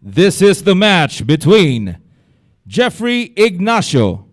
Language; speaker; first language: English; non-native, local second language; Filipino